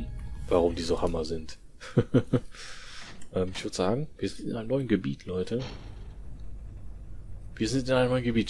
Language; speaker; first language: German; native; German